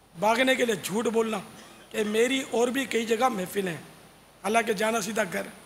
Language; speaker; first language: Urdu; native; Urdu